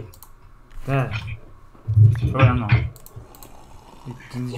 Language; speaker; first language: English; native; English